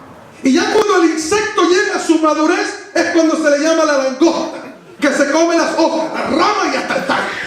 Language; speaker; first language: Spanish; native; Spanish